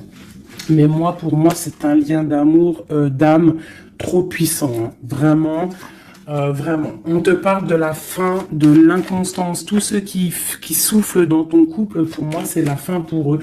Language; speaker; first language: French; native; French